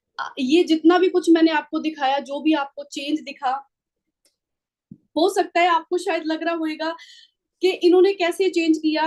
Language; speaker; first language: Hindi; non-native, local second language; Punjabi